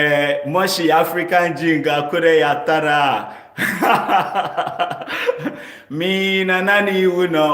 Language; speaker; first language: Japanese; non-native, learner; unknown